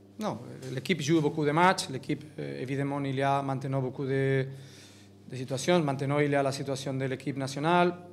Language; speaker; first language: French; non-native, learner; Catalan